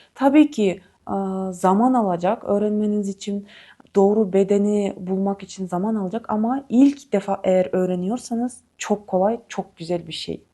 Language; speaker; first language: Turkish; non-native, fluent; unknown